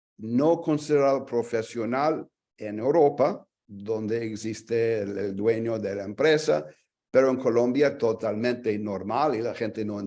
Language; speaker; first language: Spanish; non-native, fluent; English